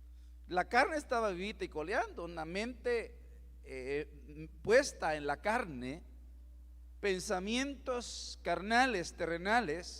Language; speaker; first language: Spanish; native; Spanish